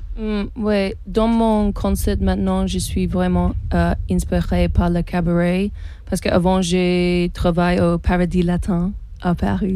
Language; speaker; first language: French; non-native, learner; English